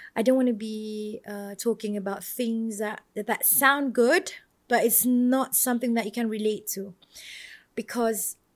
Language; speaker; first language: English; non-native, local second language; Malay